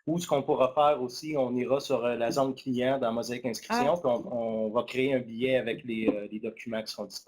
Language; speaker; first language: French; native; French